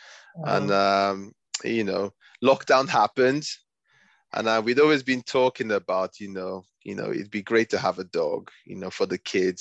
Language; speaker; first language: English; non-native, local second language; Yoruba